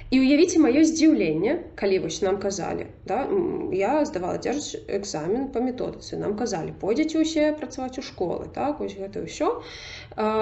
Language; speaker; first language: Belarusian; non-native, local second language; Russian